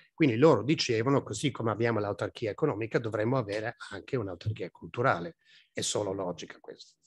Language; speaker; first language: Italian; non-native, fluent; English